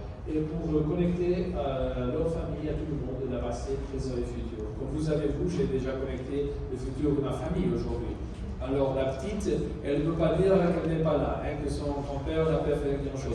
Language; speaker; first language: French; non-native, fluent; Portuguese